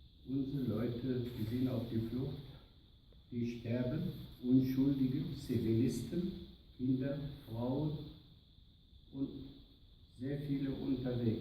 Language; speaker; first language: German; non-native, learner; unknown